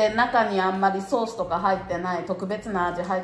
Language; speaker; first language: Japanese; native; Japanese